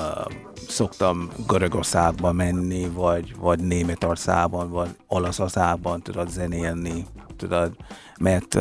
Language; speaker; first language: Hungarian; non-native, fluent; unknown